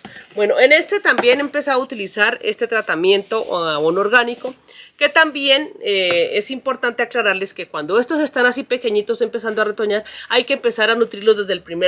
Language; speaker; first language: Spanish; native; Spanish